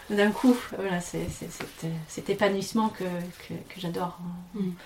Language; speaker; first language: French; non-native, fluent; English